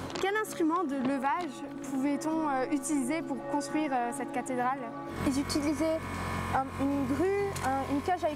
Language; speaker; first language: French; native; French